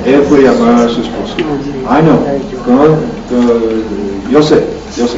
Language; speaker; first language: Spanish; non-native, learner; English